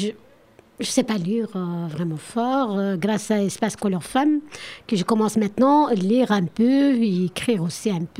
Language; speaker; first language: French; non-native, learner; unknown